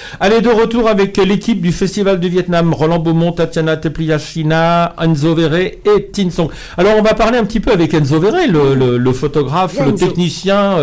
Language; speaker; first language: French; native; French